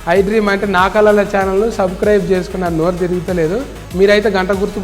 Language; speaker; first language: Telugu; native; Telugu